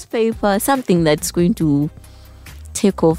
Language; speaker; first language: English; non-native, local second language; Ganda